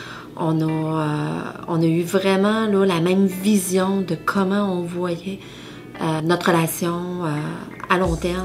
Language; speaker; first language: French; native; French